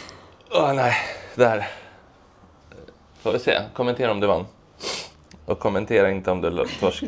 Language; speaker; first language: Swedish; native; Swedish